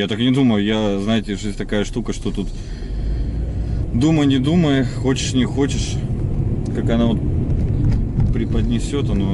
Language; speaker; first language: Russian; native; Russian